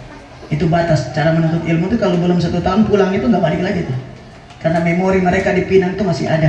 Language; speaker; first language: Indonesian; native; Indonesian